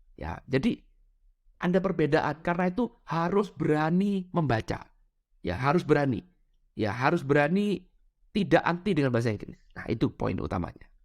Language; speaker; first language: Indonesian; non-native, local second language; Madurese